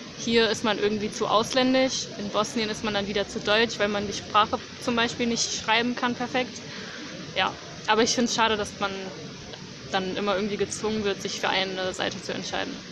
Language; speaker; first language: German; early bilingual, other home language; Bosnian